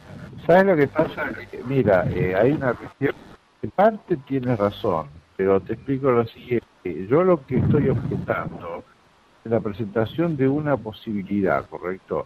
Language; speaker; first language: Spanish; native; Spanish